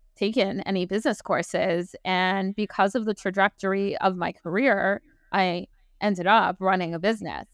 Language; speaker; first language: English; native; English